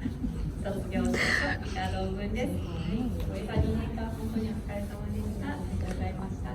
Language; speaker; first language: Japanese; native; Japanese